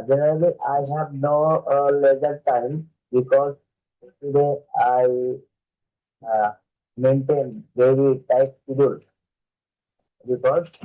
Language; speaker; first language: English; non-native, learner; Bangla